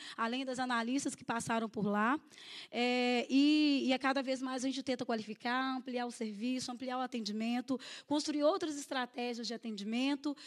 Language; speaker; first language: Portuguese; native; Portuguese